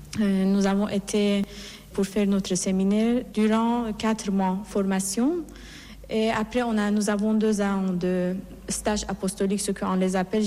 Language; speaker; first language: French; non-native, fluent; Persian